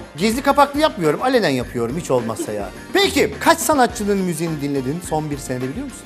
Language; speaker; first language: Turkish; native; Turkish